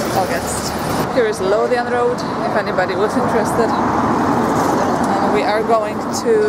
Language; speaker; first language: English; non-native, fluent; Polish